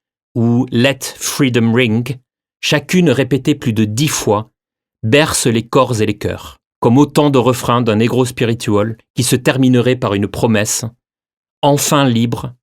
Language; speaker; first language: French; native; French